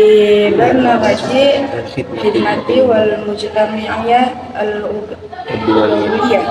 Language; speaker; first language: Arabic; non-native, learner; Indonesian